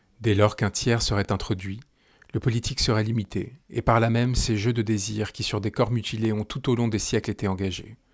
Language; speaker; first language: French; native; French